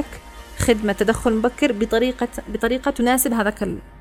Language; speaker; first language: Arabic; native; Arabic